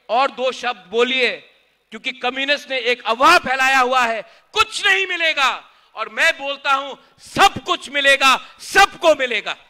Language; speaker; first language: Hindi; non-native, local second language; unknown